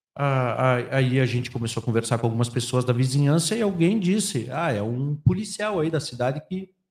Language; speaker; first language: Portuguese; native; Portuguese